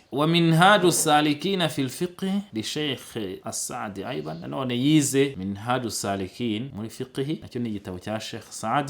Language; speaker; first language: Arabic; non-native, fluent; Kinyarwanda